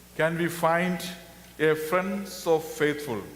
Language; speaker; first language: English; non-native, local second language; Malayalam